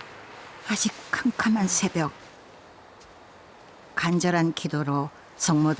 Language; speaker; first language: Korean; native; Korean